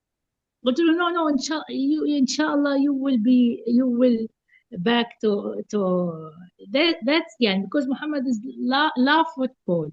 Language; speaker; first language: English; non-native, fluent; Arabic